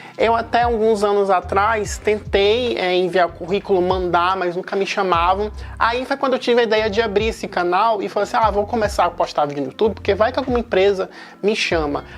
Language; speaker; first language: Portuguese; native; Portuguese